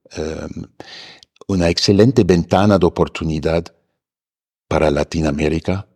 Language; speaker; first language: Spanish; non-native, fluent; German